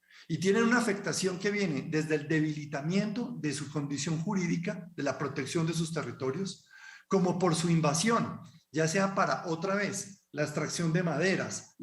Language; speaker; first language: Spanish; native; Spanish